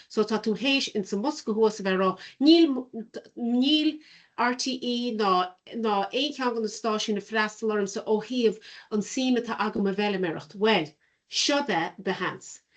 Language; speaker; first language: Irish; native; Irish